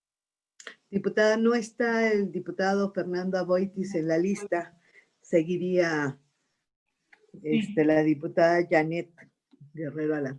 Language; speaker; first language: Spanish; native; Spanish